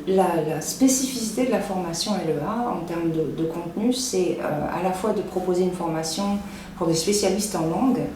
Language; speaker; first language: French; native; French